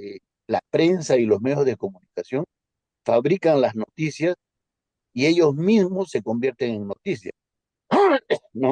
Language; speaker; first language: Spanish; native; Spanish